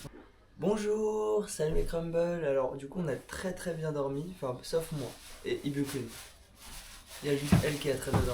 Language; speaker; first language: French; native; French